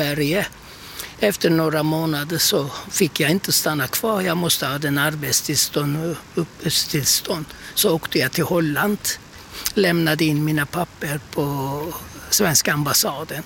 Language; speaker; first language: Swedish; non-native, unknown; Turkish